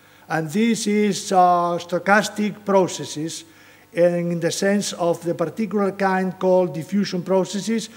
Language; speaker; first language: English; non-native, fluent; Spanish